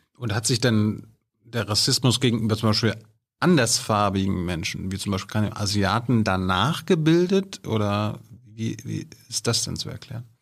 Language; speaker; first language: German; native; German